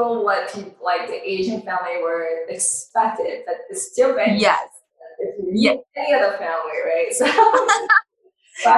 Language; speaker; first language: English; non-native, fluent; Chinese